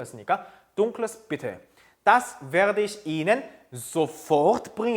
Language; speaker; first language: German; non-native, fluent; Korean